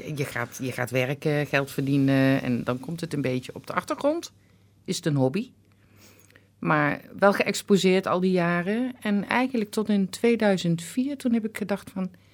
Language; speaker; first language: Dutch; native; Dutch